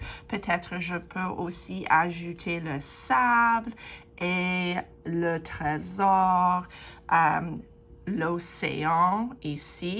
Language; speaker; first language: French; non-native, fluent; English